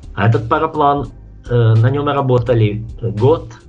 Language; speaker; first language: Russian; non-native, fluent; Czech